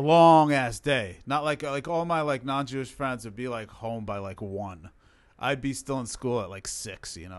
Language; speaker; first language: English; early bilingual, other home language; Hebrew